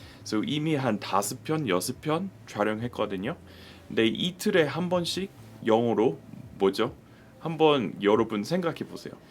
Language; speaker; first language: Korean; non-native, fluent; English